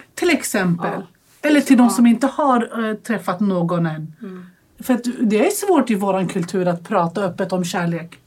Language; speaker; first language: Swedish; early bilingual, other home language; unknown